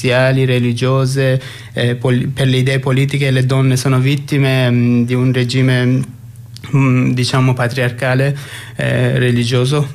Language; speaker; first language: Italian; non-native, fluent; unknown